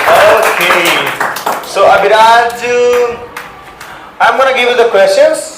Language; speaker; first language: English; non-native, local second language; Hindi